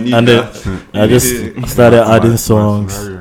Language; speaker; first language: English; non-native, local second language; Yoruba